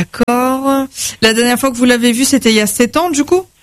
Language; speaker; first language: French; native; French